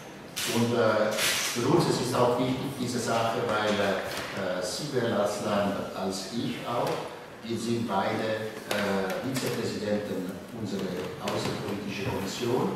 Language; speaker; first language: German; non-native, local second language; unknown